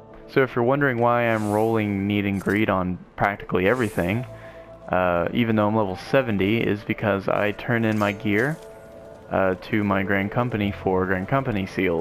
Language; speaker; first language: English; native; English